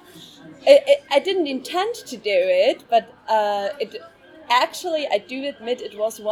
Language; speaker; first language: English; non-native, fluent; German